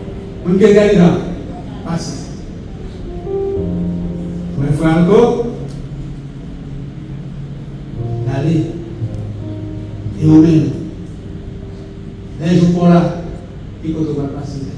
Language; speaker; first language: French; non-native, local second language; Haitian Creole